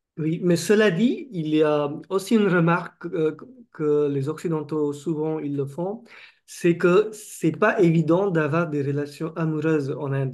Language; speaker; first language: French; non-native, fluent; Marathi